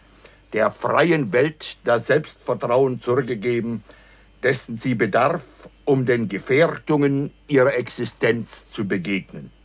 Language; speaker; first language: German; native; German